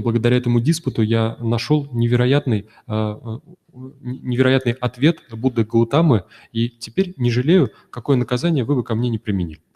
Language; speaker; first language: Russian; native; Russian